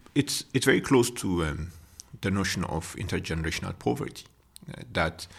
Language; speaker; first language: English; non-native, fluent; Amharic